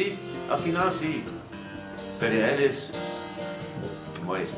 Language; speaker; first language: Spanish; non-native, fluent; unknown